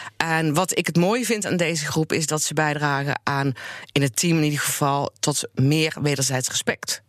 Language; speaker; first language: Dutch; native; Dutch